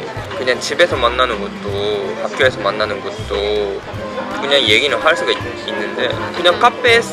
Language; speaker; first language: Korean; non-native, learner; Japanese